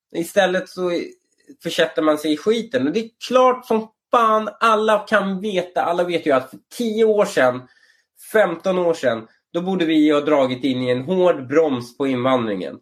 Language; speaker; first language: Swedish; early bilingual, other home language; Persian